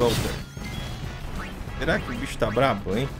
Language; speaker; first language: Portuguese; native; Portuguese